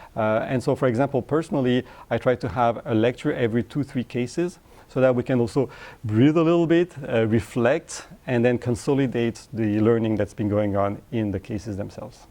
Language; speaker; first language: English; non-native, fluent; French